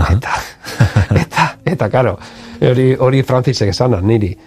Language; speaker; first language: Basque; native; Basque